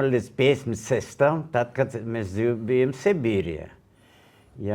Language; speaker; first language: Latvian; non-native, local second language; Russian